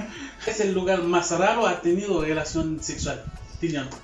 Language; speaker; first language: Spanish; non-native, learner; Haitian Creole